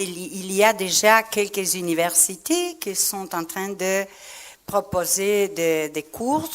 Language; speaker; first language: French; non-native, fluent; Spanish